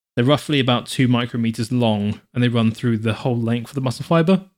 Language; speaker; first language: English; native; English